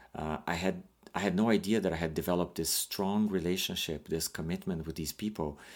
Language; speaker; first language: English; non-native, fluent; Portuguese